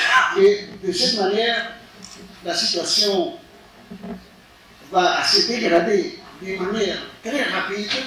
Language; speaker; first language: French; non-native, fluent; Spanish